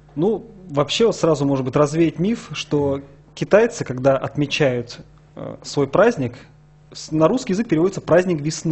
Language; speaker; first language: Russian; native; Russian